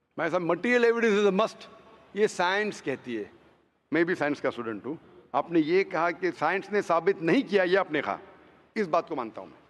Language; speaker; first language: Hindi; non-native, local second language; Konkani